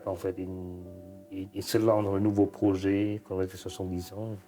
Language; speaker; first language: French; non-native, fluent; Vietnamese